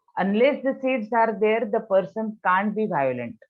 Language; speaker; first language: English; non-native, local second language; Marathi